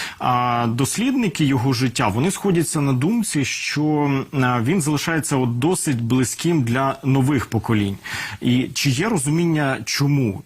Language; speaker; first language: Ukrainian; native; Ukrainian